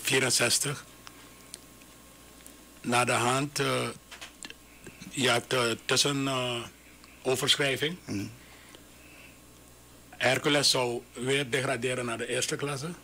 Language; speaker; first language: Dutch; non-native, local second language; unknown